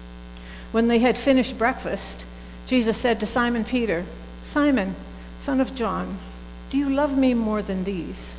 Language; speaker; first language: English; native; English